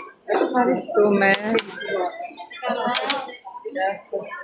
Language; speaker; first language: Greek; non-native, learner; Armenian